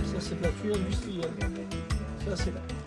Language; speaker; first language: French; native; French